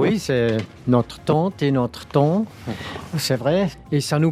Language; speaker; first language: French; non-native, local second language; German